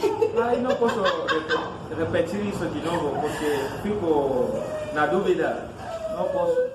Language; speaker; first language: Portuguese; non-native, fluent; Fang